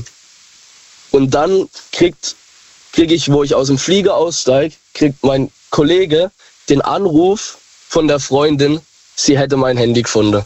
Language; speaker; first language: German; native; German